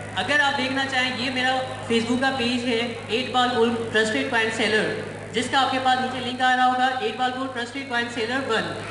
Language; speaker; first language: Urdu; non-native, local second language; Sindhi